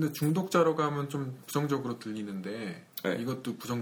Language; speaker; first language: Korean; native; Korean